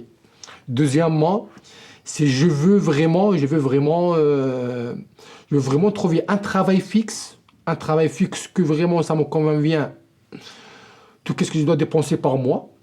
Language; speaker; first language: French; non-native, local second language; Arabic